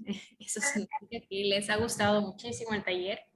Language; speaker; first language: Spanish; native; Spanish